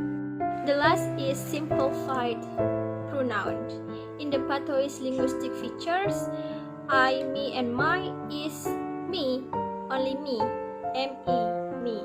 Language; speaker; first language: English; non-native, learner; Indonesian